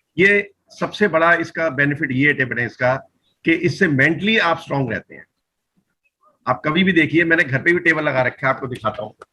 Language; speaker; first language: Hindi; native; Hindi